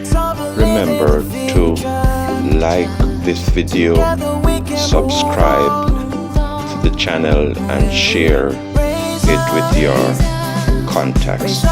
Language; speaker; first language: English; non-native, fluent; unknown